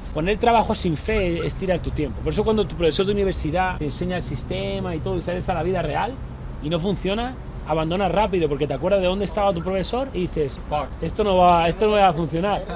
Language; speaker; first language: Spanish; native; Spanish